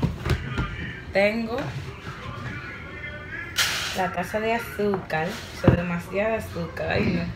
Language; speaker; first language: Spanish; native; Spanish